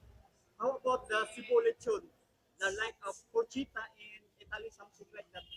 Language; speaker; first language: English; non-native, local second language; Cebuano